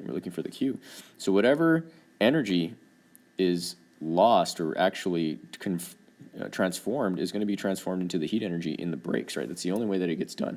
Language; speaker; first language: English; native; English